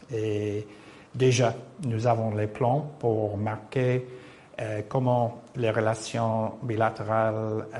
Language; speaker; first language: French; non-native, fluent; English